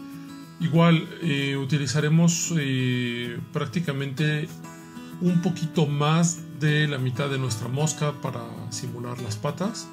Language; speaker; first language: Spanish; native; Spanish